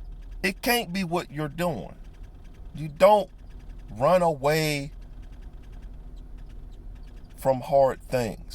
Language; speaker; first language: English; native; English